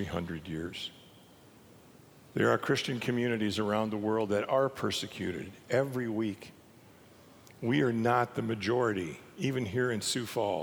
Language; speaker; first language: English; native; English